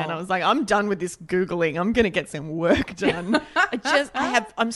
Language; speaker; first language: English; native; English